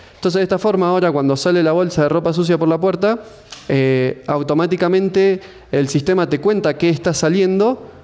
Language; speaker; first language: Spanish; native; Spanish